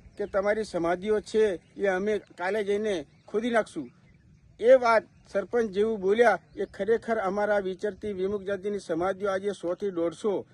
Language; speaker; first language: Gujarati; native; Gujarati